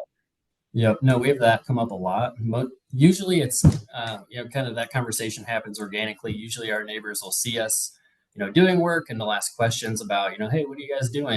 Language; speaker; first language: English; native; English